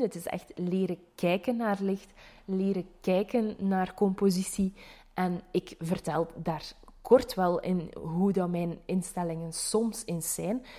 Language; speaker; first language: Dutch; native; Dutch